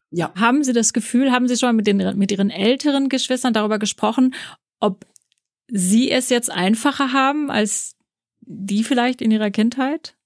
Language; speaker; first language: German; native; German